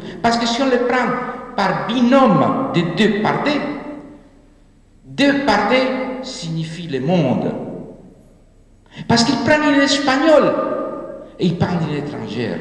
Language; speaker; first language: French; non-native, fluent; Spanish